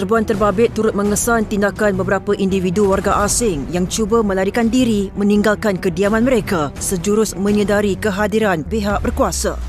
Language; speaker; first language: Malay; native; Malay